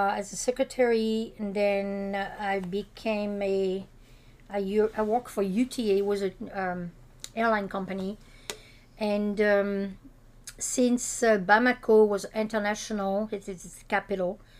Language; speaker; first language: English; non-native, fluent; French